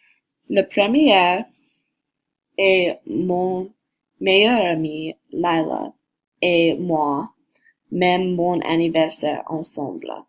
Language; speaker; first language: French; non-native, learner; English